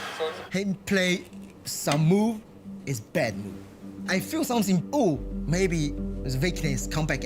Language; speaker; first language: English; non-native, learner; Chinese